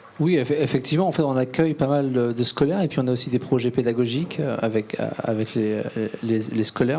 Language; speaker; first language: French; native; French